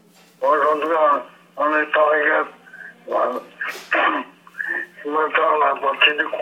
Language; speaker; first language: French; native; French